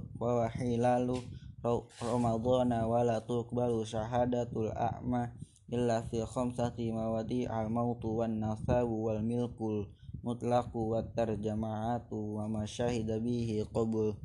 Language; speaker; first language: Arabic; non-native, learner; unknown